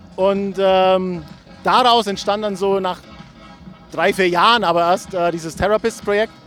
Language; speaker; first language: German; native; German